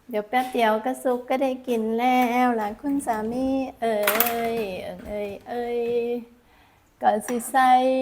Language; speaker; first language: Thai; non-native, local second language; Northeastern Thai